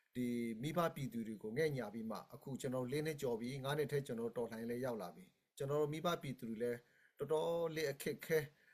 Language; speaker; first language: Burmese; non-native, local second language; Hakha Chin